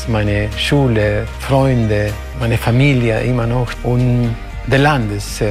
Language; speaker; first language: German; non-native, fluent; Spanish